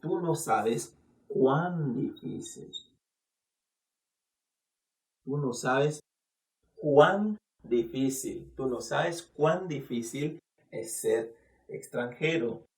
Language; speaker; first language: Spanish; non-native, fluent; Haitian Creole